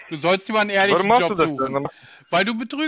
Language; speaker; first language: German; native; German